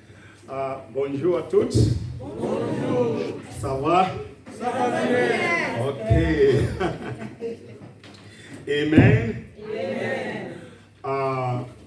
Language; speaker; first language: French; non-native, learner; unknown